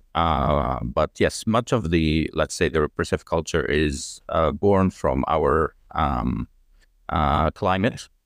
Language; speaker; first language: English; non-native, fluent; Arabic